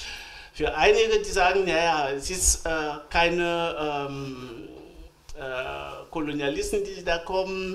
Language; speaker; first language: German; non-native, fluent; French